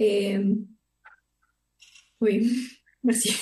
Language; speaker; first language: French; non-native, fluent; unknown